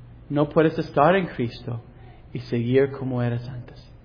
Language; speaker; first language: Spanish; non-native, fluent; English